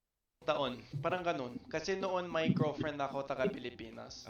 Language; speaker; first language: Filipino; non-native, fluent; English